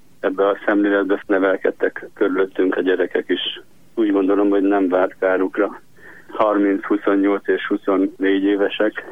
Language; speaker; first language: Hungarian; native; Hungarian